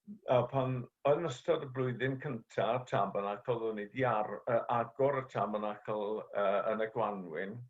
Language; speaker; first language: Welsh; native; Welsh